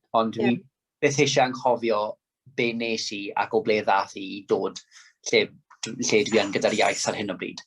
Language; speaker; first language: Welsh; non-native, local second language; English